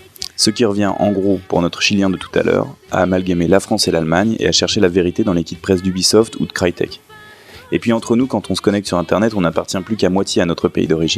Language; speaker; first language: French; native; French